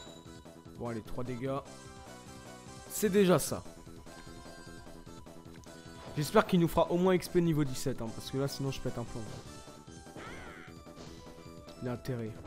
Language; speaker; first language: French; native; French